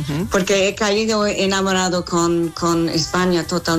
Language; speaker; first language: Spanish; non-native, fluent; English